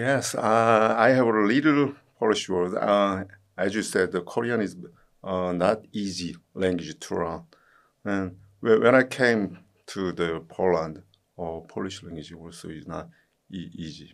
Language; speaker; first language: English; non-native, learner; Korean